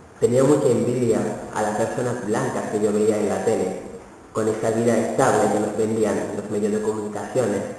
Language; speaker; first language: Spanish; non-native, fluent; Wolof